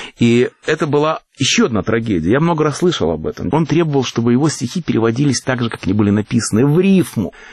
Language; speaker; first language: Russian; native; Russian